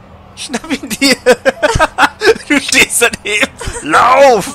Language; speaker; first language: German; native; German